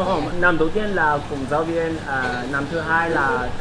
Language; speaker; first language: Vietnamese; non-native, learner; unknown